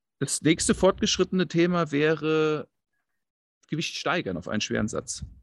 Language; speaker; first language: German; native; German